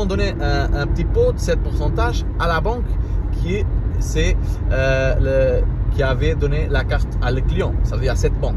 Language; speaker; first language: French; non-native, learner; Portuguese